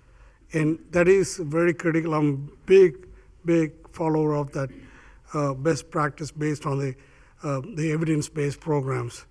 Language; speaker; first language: English; non-native, fluent; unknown